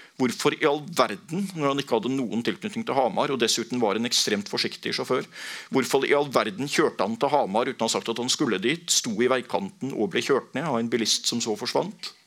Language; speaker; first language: Norwegian; native; Norwegian